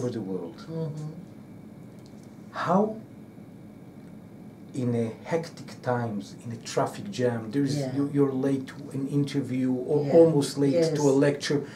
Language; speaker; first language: English; non-native, fluent; Hebrew